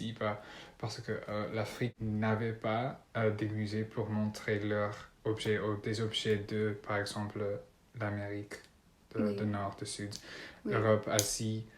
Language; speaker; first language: French; non-native, learner; Dutch